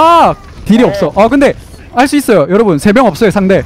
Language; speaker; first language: Korean; native; Korean